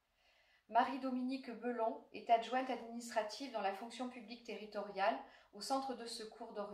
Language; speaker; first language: French; native; French